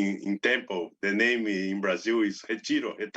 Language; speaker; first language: English; non-native, learner; Portuguese